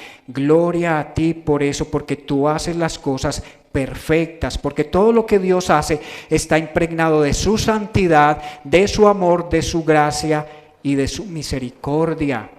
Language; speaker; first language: Spanish; native; Spanish